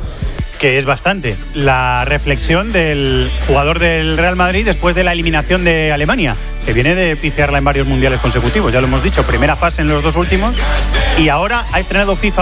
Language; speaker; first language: Spanish; native; Spanish